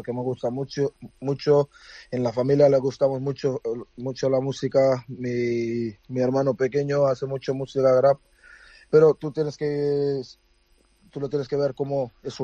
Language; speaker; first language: Spanish; non-native, fluent; Dutch